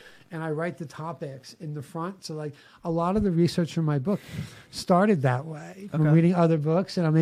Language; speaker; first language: English; native; English